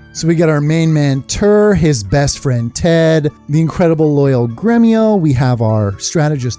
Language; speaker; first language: English; native; English